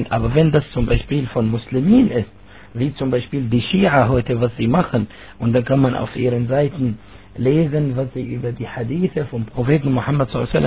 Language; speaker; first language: German; non-native, fluent; Arabic